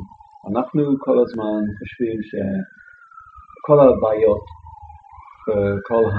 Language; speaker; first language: Hebrew; non-native, fluent; English